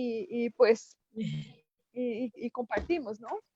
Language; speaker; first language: Spanish; non-native, fluent; Portuguese